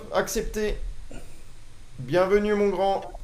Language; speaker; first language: French; native; French